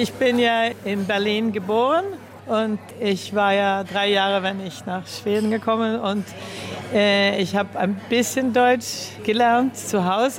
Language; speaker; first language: German; early bilingual, heritage; German